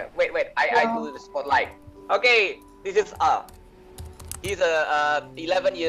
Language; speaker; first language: English; non-native, learner; Indonesian